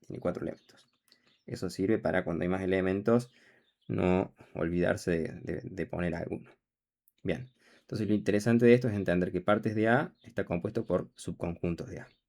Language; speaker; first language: Spanish; native; Spanish